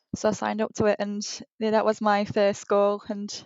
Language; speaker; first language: English; native; English